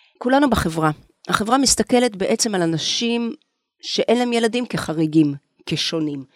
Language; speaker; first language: Hebrew; native; Hebrew